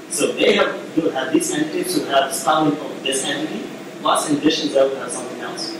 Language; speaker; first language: English; non-native, fluent; Ukrainian